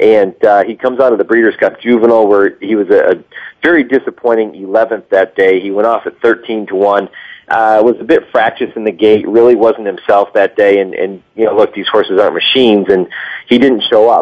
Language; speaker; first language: English; native; English